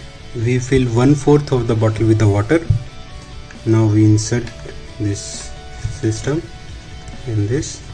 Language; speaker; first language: English; non-native, local second language; Hindi